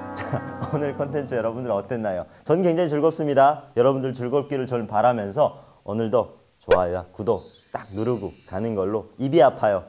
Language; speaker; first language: Korean; native; Korean